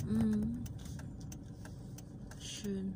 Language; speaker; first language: German; non-native, learner; Filipino